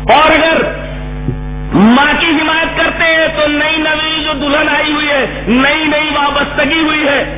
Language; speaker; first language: Urdu; native; Urdu